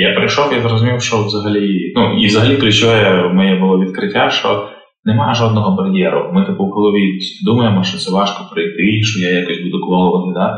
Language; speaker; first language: Ukrainian; non-native, local second language; Russian